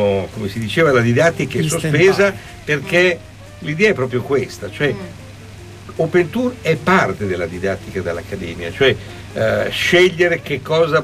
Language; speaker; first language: Italian; native; Italian